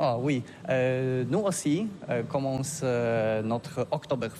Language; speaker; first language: French; non-native, learner; Polish